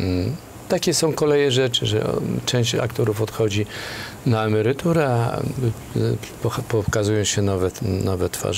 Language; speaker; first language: Polish; native; Polish